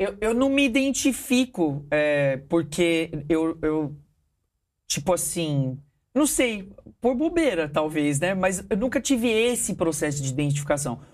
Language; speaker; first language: Portuguese; early bilingual, heritage; Portuguese